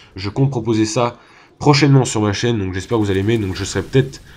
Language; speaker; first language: French; native; French